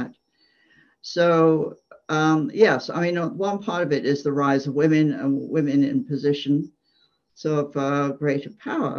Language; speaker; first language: English; native; English